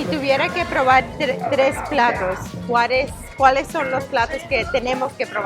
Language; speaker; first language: Spanish; non-native, learner; English